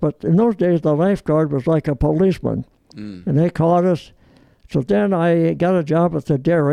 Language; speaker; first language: English; early bilingual, other home language; Italian